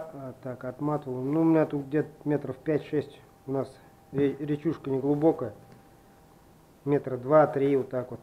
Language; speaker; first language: Russian; native; Russian